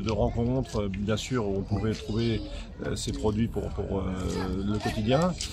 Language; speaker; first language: French; native; French